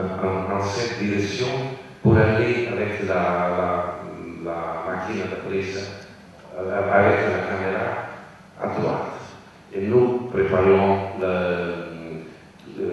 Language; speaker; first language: French; non-native, learner; Italian